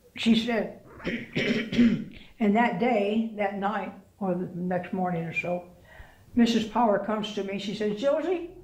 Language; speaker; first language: English; native; English